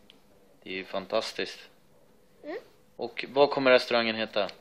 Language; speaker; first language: Swedish; native; Swedish